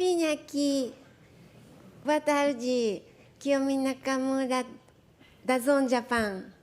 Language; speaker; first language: Portuguese; non-native, learner; Japanese